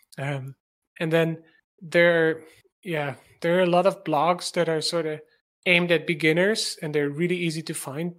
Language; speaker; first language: English; non-native, fluent; Dutch